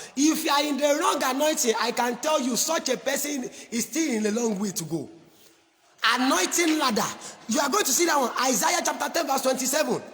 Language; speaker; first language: English; non-native, local second language; Yoruba